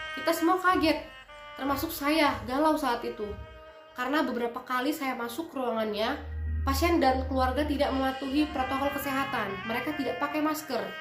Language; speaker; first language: Indonesian; native; Indonesian